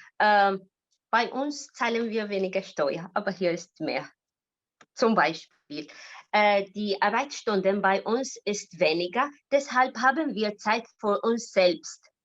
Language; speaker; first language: German; non-native, learner; Arabic